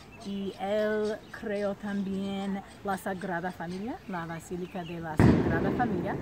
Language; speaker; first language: Spanish; non-native, fluent; English